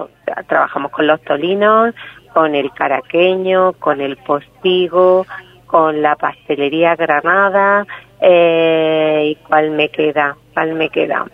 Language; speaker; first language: Spanish; native; Spanish